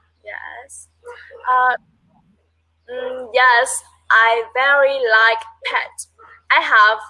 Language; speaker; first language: English; non-native, learner; Vietnamese